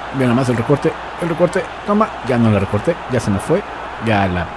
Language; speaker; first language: Spanish; native; Spanish